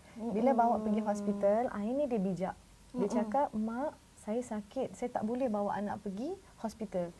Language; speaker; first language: Malay; native; Malay